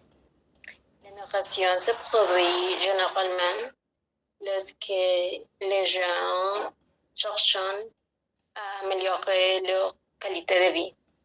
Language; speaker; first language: French; non-native, learner; Spanish